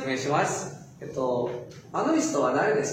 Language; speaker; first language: Japanese; non-native, fluent; Filipino